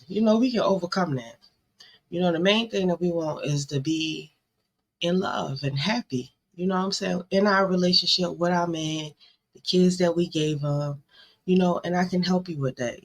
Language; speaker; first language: English; native; English